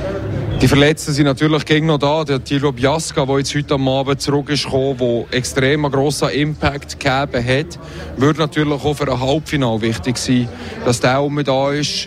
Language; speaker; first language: German; native; German